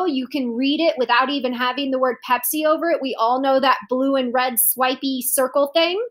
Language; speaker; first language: English; native; English